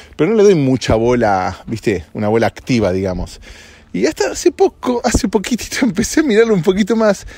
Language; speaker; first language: Spanish; native; Spanish